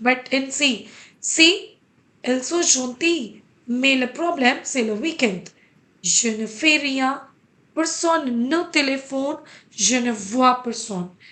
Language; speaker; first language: French; non-native, fluent; Hindi